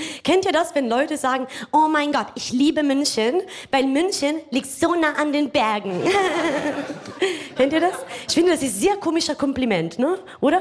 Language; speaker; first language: German; non-native, fluent; Italian